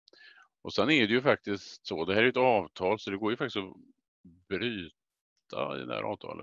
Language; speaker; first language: Swedish; native; Swedish